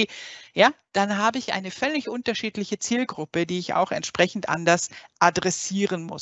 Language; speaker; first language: German; native; German